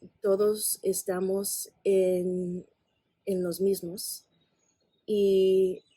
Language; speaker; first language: Spanish; non-native, fluent; English